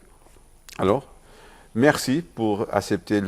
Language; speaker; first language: French; non-native, learner; Portuguese